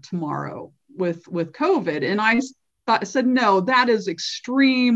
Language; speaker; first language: English; native; English